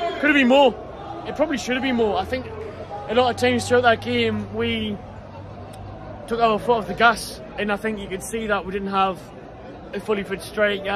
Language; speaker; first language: English; native; English